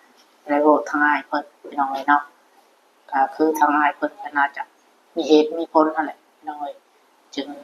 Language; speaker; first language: Thai; non-native, local second language; Lao